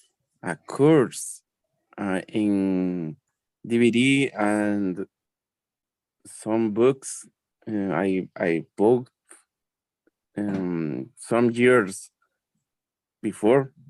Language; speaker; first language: English; non-native, learner; Spanish